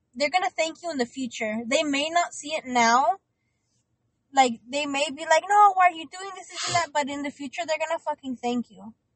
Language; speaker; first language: English; early bilingual, other home language; Spanish